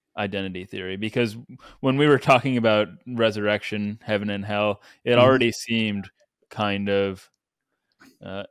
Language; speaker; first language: English; native; English